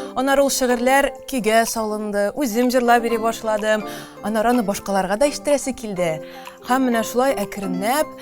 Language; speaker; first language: Tatar; native; Tatar